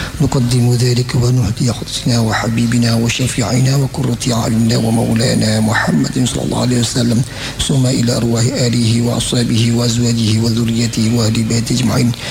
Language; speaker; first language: Arabic; non-native, fluent; Javanese